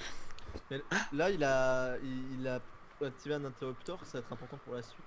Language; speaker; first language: French; native; French